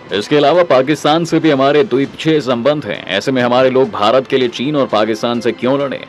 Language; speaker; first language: Hindi; native; Hindi